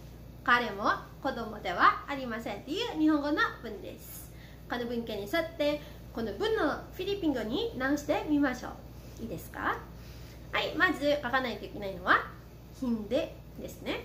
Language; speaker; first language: Japanese; non-native, fluent; Filipino